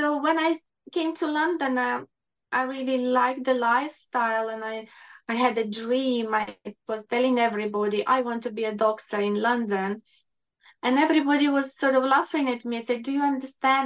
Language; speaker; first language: English; non-native, fluent; Ukrainian